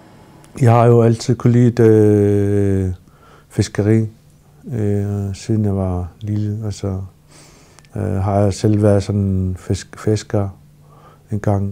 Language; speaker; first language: Danish; non-native, local second language; Kalaallisut